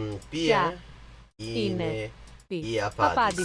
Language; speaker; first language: Greek; non-native, learner; English